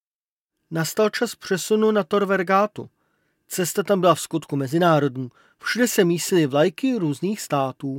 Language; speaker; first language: Czech; native; Czech